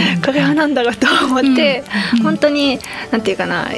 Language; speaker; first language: Japanese; non-native, fluent; Uzbek